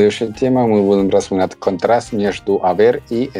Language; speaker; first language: Russian; non-native, fluent; Spanish